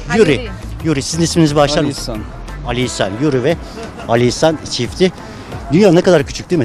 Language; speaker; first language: Turkish; native; Turkish